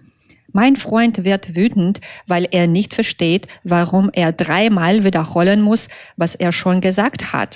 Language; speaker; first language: German; non-native, fluent; Russian